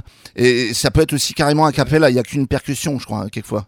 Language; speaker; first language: French; native; French